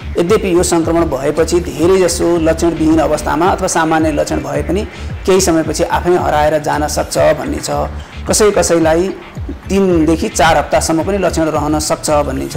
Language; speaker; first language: Nepali; native; Nepali